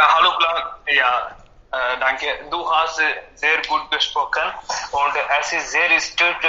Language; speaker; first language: German; non-native, learner; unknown